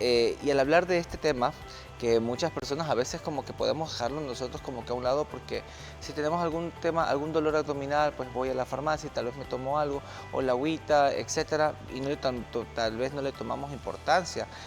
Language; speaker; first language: Spanish; native; Spanish